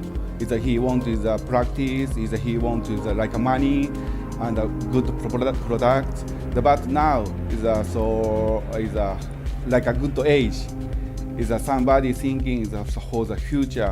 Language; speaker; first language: English; non-native, learner; Japanese